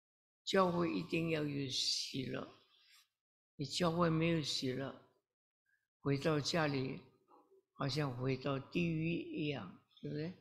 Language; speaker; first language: Chinese; early bilingual, heritage; Chinese